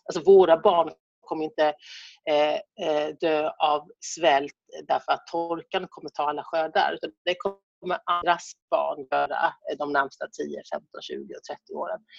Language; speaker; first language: Swedish; native; Swedish